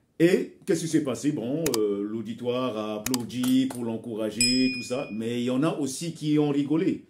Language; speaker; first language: French; non-native, local second language; Bembe